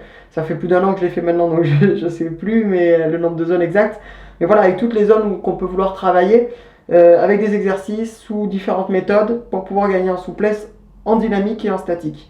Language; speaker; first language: French; native; French